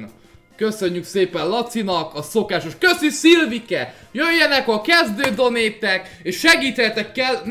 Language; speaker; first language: Hungarian; native; Hungarian